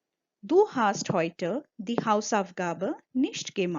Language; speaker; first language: German; non-native, fluent; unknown